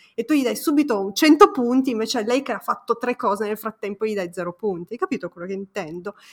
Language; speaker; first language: Italian; early bilingual, other home language; Romanian